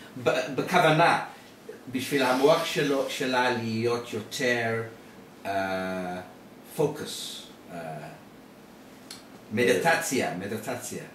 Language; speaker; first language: Hebrew; non-native, learner; English